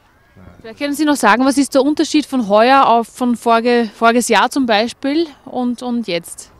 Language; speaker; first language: German; native; German